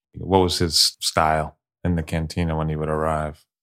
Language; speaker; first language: English; native; English